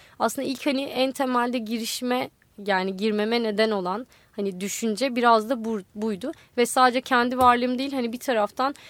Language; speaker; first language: Turkish; native; Turkish